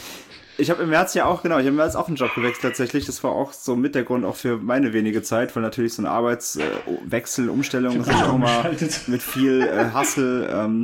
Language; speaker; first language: German; native; German